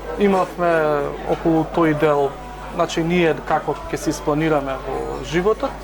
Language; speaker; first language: Macedonian; non-native, local second language; Romany